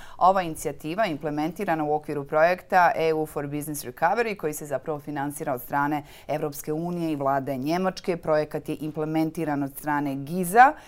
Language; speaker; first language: Croatian; native; Croatian